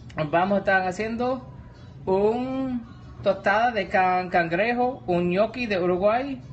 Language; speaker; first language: Spanish; non-native, learner; English